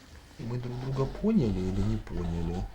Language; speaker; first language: Russian; native; Russian